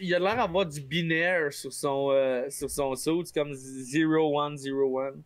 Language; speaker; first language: French; native; French